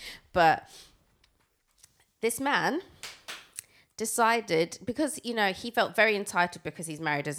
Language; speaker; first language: English; native; English